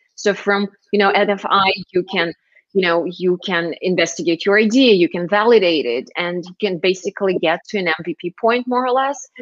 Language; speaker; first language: English; non-native, fluent; Russian